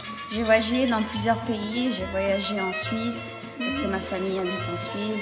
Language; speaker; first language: French; early bilingual, heritage; French